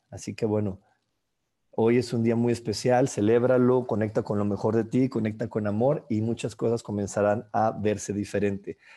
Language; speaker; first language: Spanish; native; Spanish